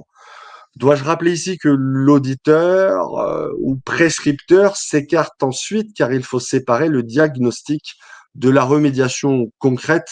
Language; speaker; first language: French; native; French